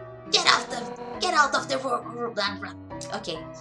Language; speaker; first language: English; non-native, fluent; Portuguese